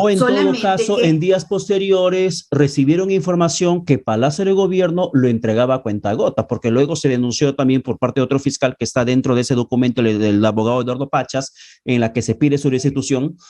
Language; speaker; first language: Spanish; native; Spanish